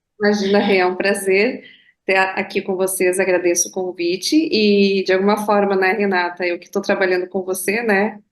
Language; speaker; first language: Portuguese; native; Portuguese